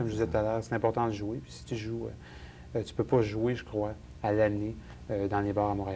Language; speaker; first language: French; native; French